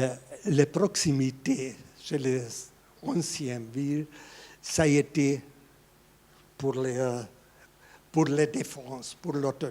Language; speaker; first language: French; non-native, fluent; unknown